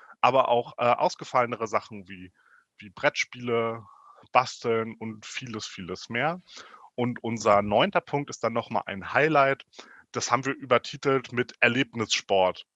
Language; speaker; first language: German; native; German